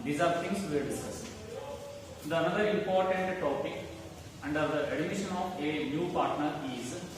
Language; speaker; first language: English; non-native, local second language; Kannada